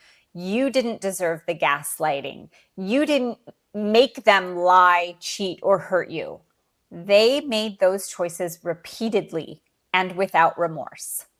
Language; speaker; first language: English; native; English